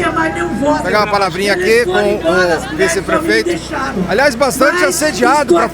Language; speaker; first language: Portuguese; native; Portuguese